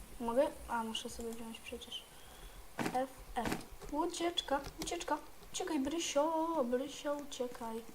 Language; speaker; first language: Polish; native; Polish